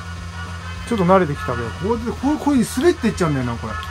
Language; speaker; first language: Japanese; native; Japanese